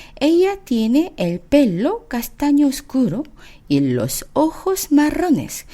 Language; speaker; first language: Spanish; non-native, fluent; Korean